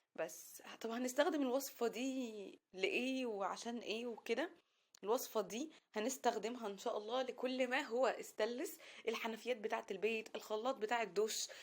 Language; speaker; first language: Arabic; native; Arabic